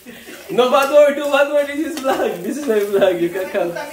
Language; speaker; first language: English; non-native, learner; Filipino